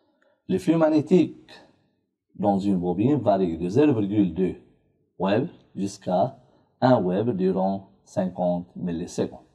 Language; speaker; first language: French; non-native, local second language; Arabic